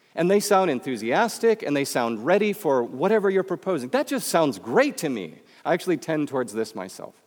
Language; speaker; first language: English; native; English